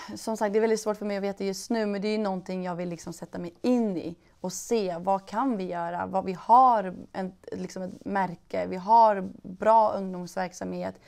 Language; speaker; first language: Swedish; early bilingual, other home language; Persian